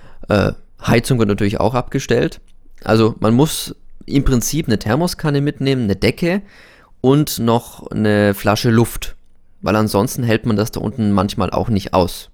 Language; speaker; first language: German; native; German